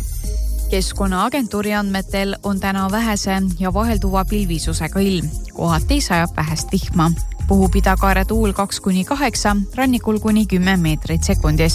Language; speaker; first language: Estonian; native; Estonian